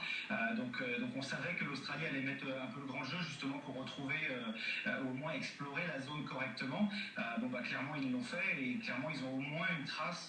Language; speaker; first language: French; native; French